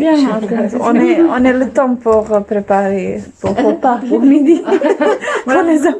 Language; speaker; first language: French; non-native, learner; Bosnian